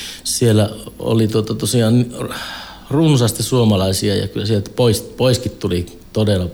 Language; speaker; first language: Finnish; native; Finnish